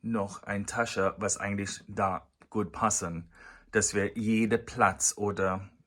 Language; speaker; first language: German; non-native, fluent; English